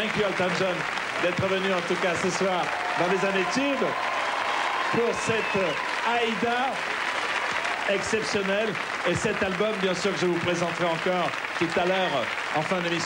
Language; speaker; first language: French; native; French